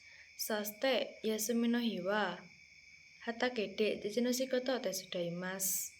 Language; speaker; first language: Japanese; non-native, learner; Indonesian